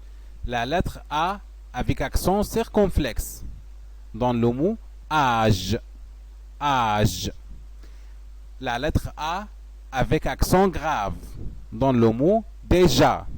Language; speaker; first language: French; non-native, fluent; Arabic